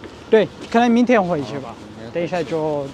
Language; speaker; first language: Chinese; non-native, fluent; Amharic